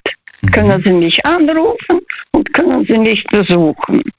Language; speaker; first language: German; non-native, fluent; Russian